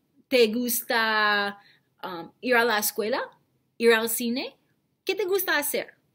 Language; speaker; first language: Spanish; non-native, fluent; English